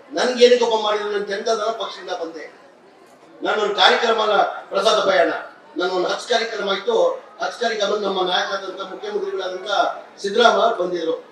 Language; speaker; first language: Kannada; non-native, local second language; Urdu